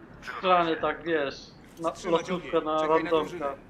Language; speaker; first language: Polish; native; Polish